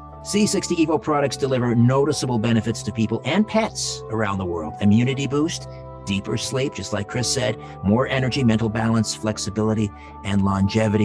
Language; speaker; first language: English; native; English